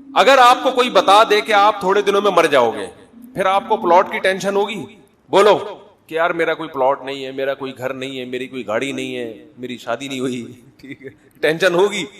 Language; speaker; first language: Urdu; native; Urdu